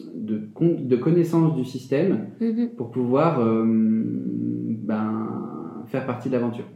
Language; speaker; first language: French; native; French